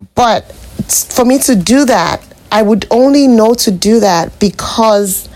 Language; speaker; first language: English; non-native, local second language; Igbo